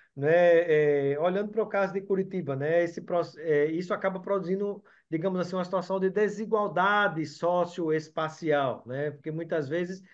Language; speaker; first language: Portuguese; native; Portuguese